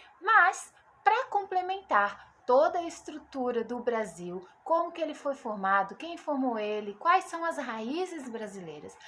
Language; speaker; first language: Portuguese; native; Portuguese